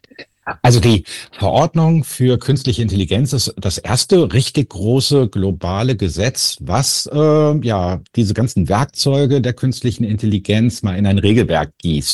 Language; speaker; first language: German; native; German